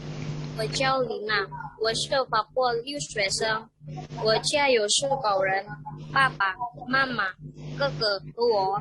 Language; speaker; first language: Chinese; non-native, learner; Indonesian